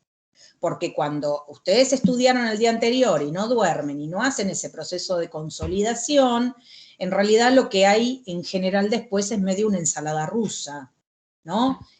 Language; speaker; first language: Spanish; native; Spanish